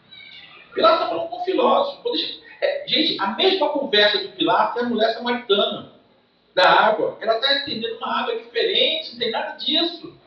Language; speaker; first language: Portuguese; native; Portuguese